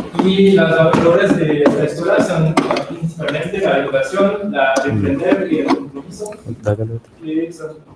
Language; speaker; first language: Spanish; non-native, learner; French